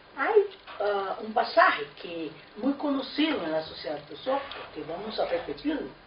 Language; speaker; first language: Spanish; non-native, fluent; Portuguese